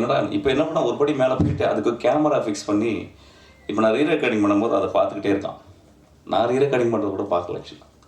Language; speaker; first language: Tamil; native; Tamil